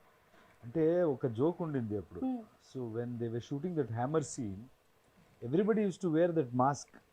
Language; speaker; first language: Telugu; non-native, fluent; Kannada